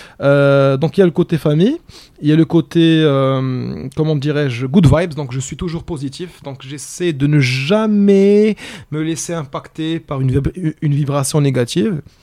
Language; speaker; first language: French; non-native, local second language; Arabic